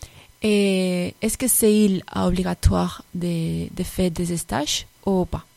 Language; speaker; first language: French; non-native, fluent; Spanish